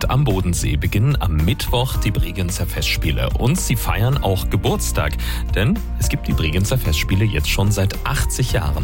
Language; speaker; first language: German; native; German